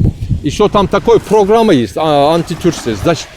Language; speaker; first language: Russian; non-native, learner; Turkish